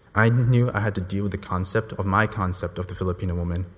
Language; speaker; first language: English; non-native, local second language; Cantonese